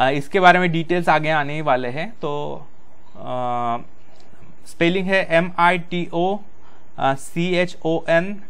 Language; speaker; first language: Hindi; non-native, local second language; Marathi